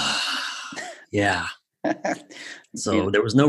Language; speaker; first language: English; native; English